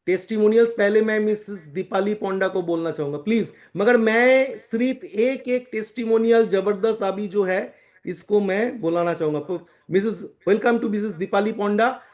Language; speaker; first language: Hindi; non-native, local second language; Bangla